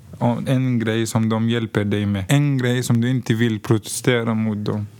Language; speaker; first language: Swedish; non-native, fluent; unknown